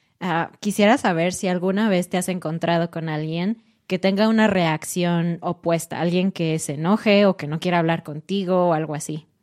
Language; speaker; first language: Spanish; native; Spanish